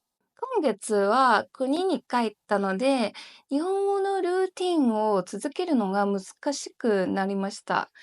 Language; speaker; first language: Japanese; non-native, learner; Chinese